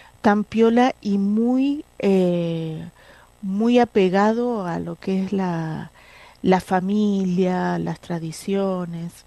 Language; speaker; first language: Spanish; native; Spanish